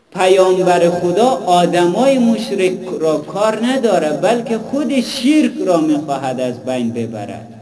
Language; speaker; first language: Persian; native; Persian